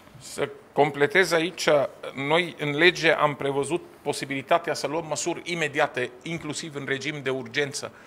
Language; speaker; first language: Romanian; non-native, fluent; Arabic